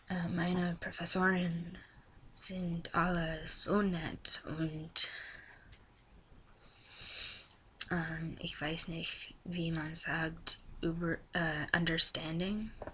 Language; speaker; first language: German; non-native, learner; English